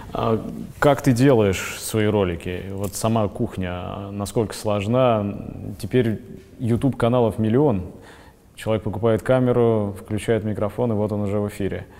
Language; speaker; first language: Russian; native; Russian